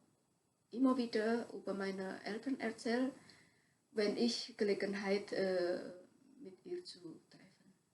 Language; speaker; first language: German; non-native, fluent; Javanese